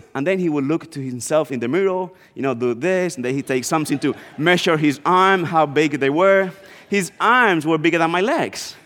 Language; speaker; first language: English; non-native, fluent; Spanish